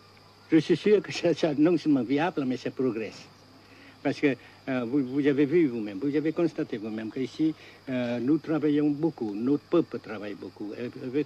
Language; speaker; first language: French; non-native, fluent; Vietnamese